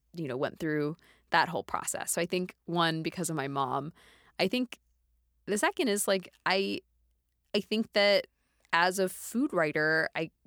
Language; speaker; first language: English; native; English